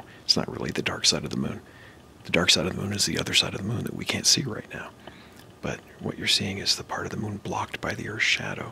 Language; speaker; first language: English; native; English